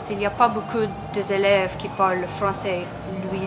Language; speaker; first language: French; non-native, local second language; English